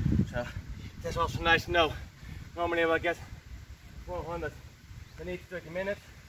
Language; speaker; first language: English; non-native, fluent; Dutch